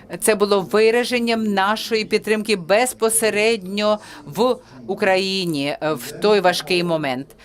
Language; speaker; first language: Ukrainian; non-native, fluent; French